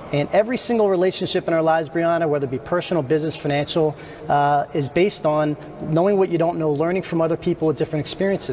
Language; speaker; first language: English; native; English